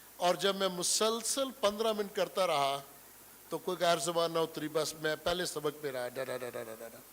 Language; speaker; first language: Urdu; non-native, local second language; Punjabi